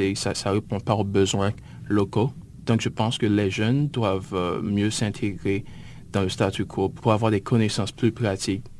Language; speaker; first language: French; native; French